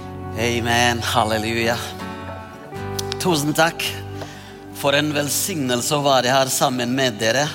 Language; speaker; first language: Norwegian; non-native, fluent; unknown